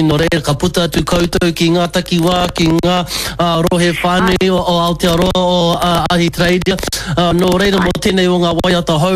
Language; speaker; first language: Māori; non-native, local second language; English